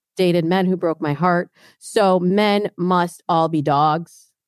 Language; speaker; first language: English; native; English